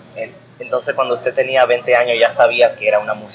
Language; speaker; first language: Spanish; early bilingual, heritage; English